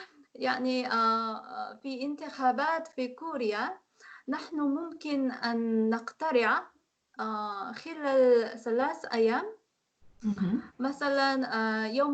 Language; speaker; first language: Arabic; non-native, learner; Korean